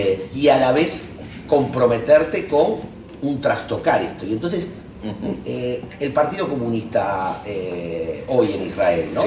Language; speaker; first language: Spanish; native; Spanish